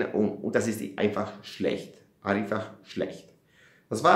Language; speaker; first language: German; non-native, fluent; Italian